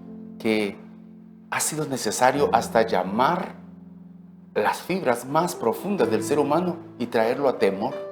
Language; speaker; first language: Spanish; native; Spanish